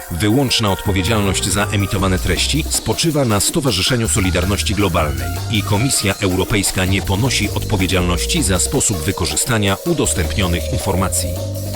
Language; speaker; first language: Polish; native; Polish